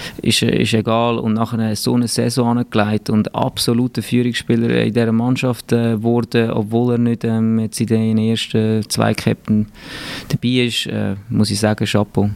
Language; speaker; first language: German; native; German